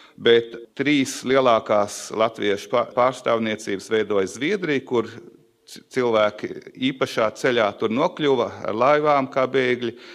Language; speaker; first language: Latvian; native; Latvian